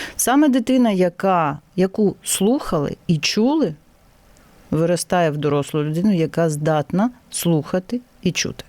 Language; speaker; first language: Ukrainian; non-native, local second language; Russian